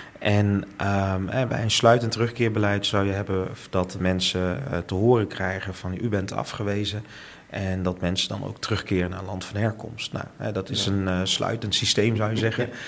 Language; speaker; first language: Dutch; early bilingual, other home language; Lingala